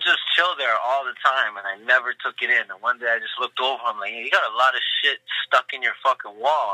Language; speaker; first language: English; native; English